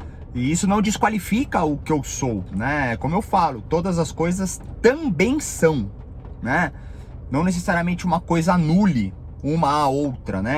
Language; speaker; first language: Portuguese; native; Portuguese